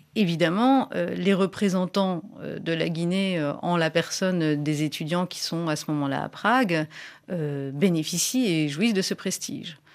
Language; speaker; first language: French; native; French